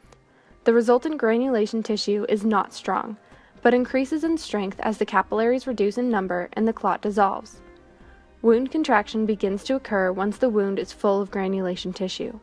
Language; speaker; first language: English; native; English